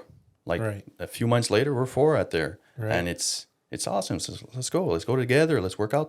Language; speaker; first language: English; non-native, local second language; French